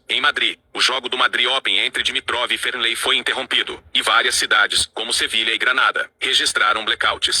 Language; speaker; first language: Portuguese; native; Portuguese